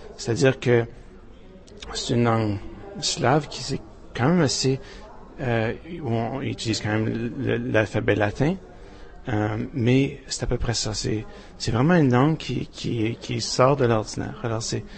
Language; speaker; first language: French; native; French